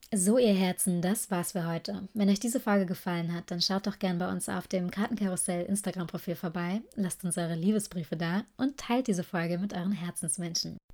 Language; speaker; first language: German; native; German